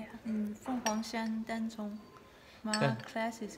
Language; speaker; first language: Danish; non-native, fluent; Chinese